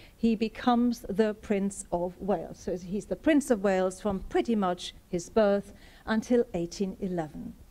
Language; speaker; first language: English; non-native, fluent; German